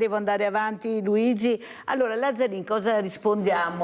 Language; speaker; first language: Italian; native; Italian